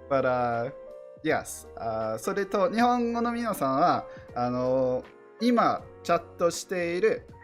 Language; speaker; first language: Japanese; non-native, learner; English